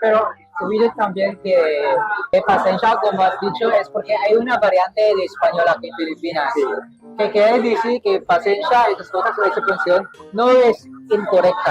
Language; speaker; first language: Spanish; non-native, fluent; Cebuano